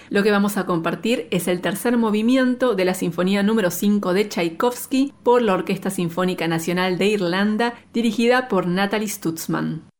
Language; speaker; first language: Spanish; native; Spanish